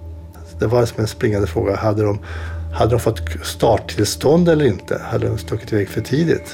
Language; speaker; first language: Swedish; native; Swedish